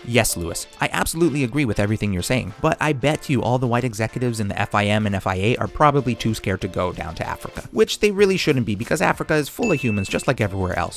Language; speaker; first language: English; native; English